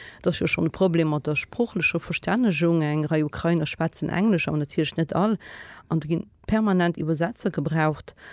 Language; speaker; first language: Luxembourgish; native; Luxembourgish